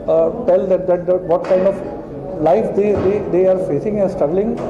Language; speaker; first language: English; non-native, local second language; Hindi